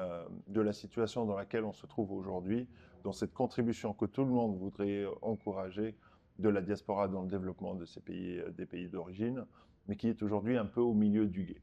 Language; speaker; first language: French; non-native, local second language; Arabic